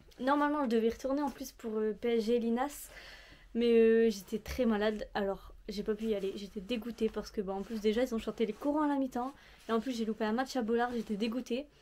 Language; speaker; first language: French; native; French